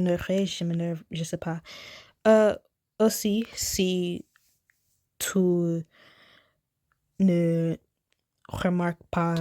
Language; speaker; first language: French; non-native, learner; English